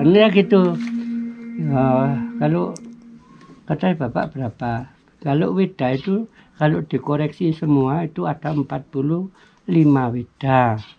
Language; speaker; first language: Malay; non-native, local second language; Javanese